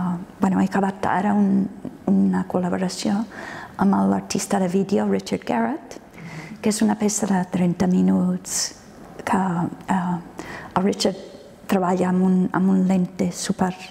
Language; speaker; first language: Catalan; non-native, fluent; English